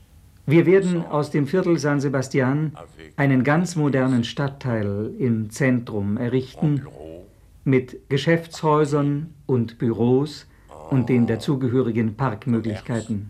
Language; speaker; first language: German; native; German